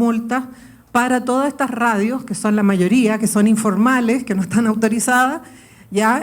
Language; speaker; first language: Spanish; native; Spanish